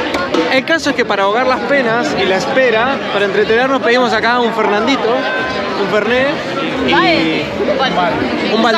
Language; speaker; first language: Spanish; native; Spanish